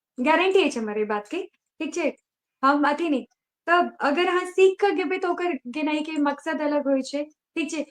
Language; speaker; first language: Maithili; early bilingual, heritage; Maithili